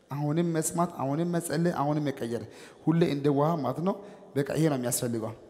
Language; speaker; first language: Amharic; non-native, local second language; Wolaytta